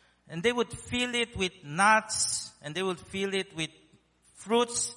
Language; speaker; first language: English; non-native, local second language; Min Nan Chinese